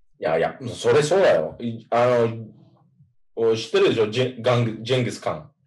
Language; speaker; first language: Japanese; non-native, fluent; English